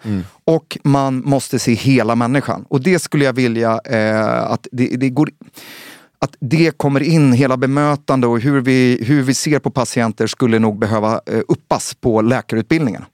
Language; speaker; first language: Swedish; native; Swedish